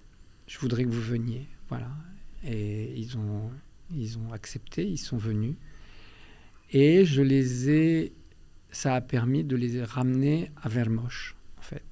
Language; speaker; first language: French; early bilingual, other home language; Albanian